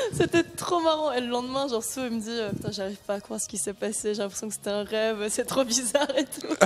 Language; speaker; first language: French; early bilingual, other home language; Korean